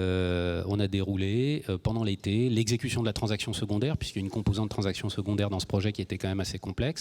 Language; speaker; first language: French; native; French